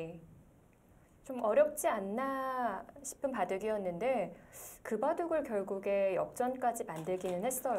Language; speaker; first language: Korean; native; Korean